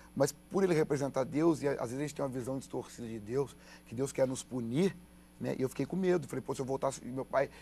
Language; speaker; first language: Portuguese; native; Portuguese